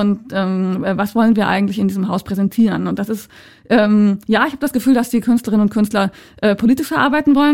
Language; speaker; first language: German; native; German